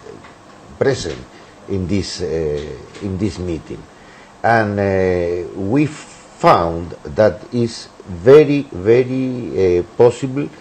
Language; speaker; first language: English; non-native, learner; Spanish